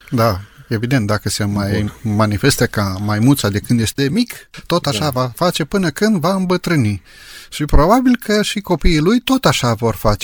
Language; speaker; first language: Romanian; native; Romanian